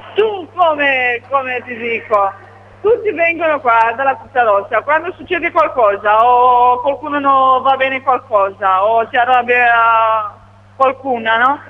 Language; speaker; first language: Italian; non-native, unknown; Romanian